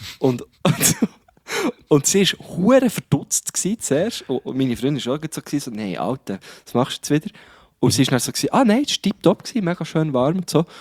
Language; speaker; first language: German; native; German